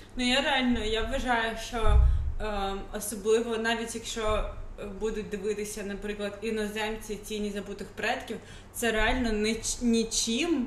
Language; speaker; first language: Ukrainian; non-native, local second language; Russian